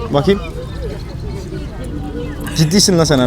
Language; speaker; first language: Turkish; native; Turkish